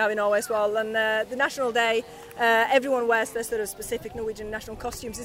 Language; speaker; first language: English; non-native, fluent; Norwegian